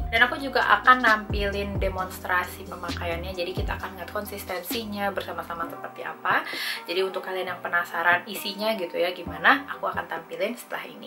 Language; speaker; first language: Indonesian; native; Indonesian